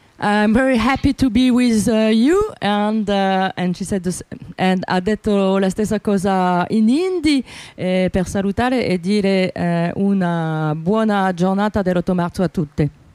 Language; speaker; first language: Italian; non-native, fluent; French